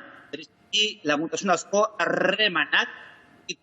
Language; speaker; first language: Basque; non-native, learner; Spanish